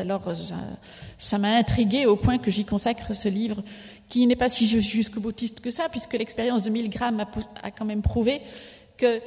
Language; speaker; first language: French; native; French